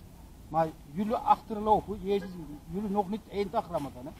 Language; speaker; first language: Dutch; non-native, learner; Turkish